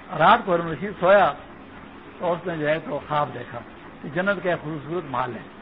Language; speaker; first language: Urdu; non-native, local second language; Pashto